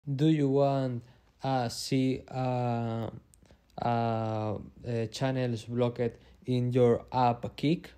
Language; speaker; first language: English; non-native, learner; Spanish